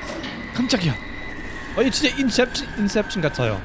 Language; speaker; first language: Korean; non-native, fluent; German